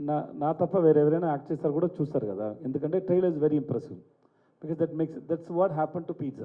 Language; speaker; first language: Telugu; non-native, learner; Tamil